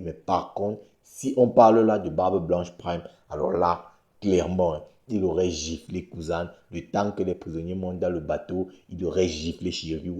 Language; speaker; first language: French; native; French